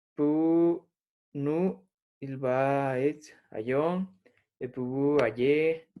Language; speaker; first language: French; non-native, learner; Spanish